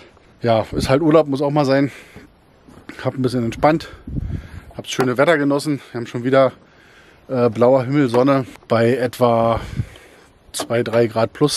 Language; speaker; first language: German; native; German